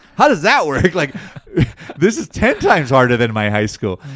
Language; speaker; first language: English; early bilingual, other home language; Spanish